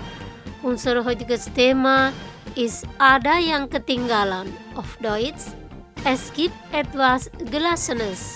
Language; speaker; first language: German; non-native, fluent; Indonesian